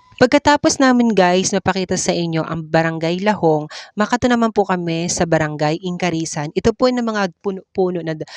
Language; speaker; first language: Filipino; non-native, local second language; Bikol